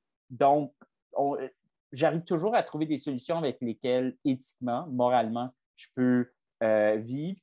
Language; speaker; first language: French; native; French